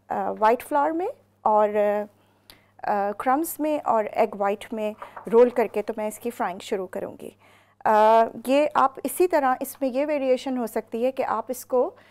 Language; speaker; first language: Urdu; native; Urdu